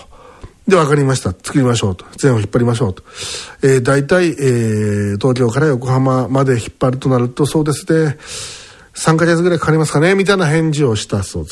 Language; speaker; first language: Japanese; native; Japanese